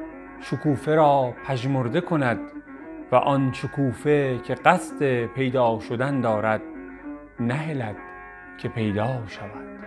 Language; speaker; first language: Persian; native; Persian